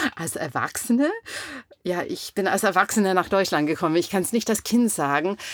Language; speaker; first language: German; non-native, fluent; English